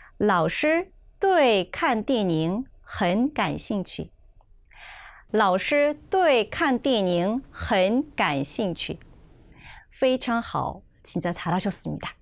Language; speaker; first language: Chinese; non-native, fluent; Korean